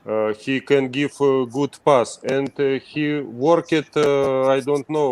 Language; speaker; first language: English; non-native, learner; Russian